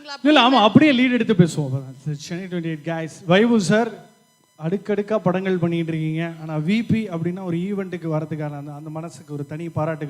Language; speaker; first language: Tamil; native; Tamil